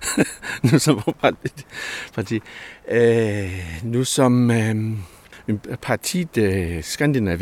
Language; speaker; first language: French; non-native, learner; Danish